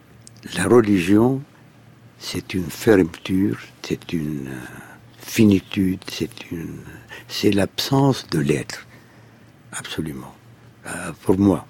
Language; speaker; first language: French; non-native, fluent; Arabic